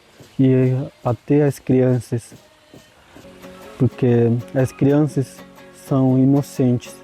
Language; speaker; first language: Portuguese; non-native, local second language; Guarani